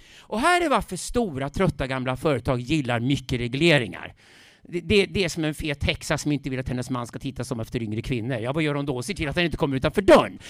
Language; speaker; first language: Swedish; native; Swedish